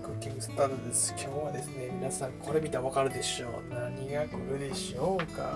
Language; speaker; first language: Japanese; native; Japanese